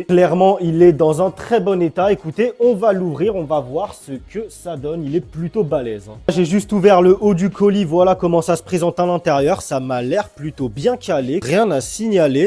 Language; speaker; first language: French; native; French